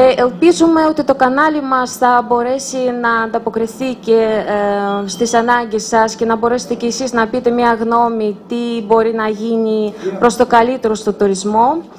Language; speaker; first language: Greek; non-native, fluent; Russian